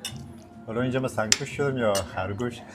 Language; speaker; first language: Persian; native; Persian